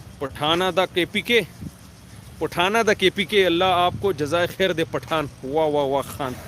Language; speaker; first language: Urdu; native; Urdu